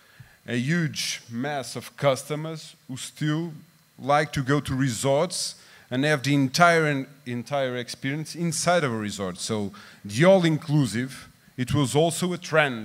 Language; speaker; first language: English; non-native, fluent; Portuguese